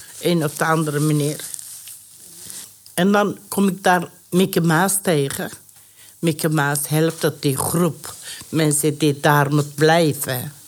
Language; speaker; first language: Dutch; non-native, learner; Persian